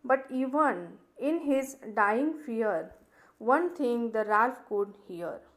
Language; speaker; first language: English; non-native, local second language; Marathi